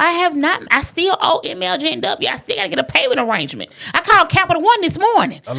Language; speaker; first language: English; native; English